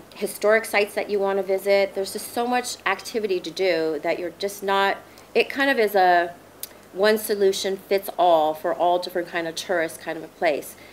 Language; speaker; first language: English; native; English